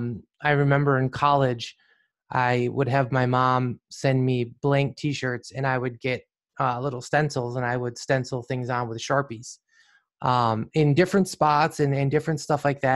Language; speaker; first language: English; native; English